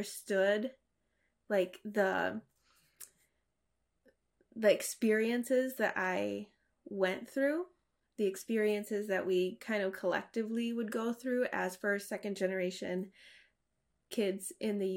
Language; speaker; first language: English; native; English